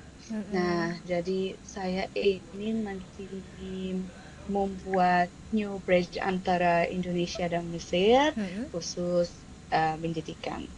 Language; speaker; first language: Indonesian; non-native, fluent; Arabic